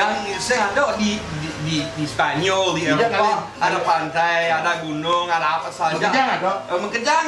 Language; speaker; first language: Indonesian; non-native, fluent; Spanish